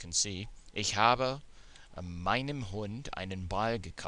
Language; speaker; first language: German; non-native, fluent; English